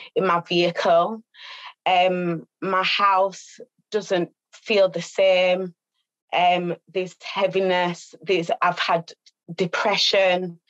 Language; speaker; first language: English; native; English